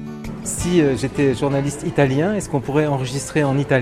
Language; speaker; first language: French; native; French